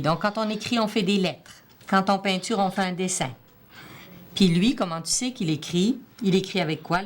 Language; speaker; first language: French; native; French